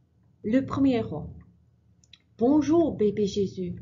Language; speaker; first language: French; non-native, fluent; English